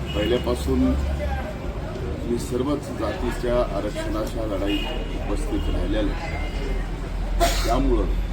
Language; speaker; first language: Marathi; native; Marathi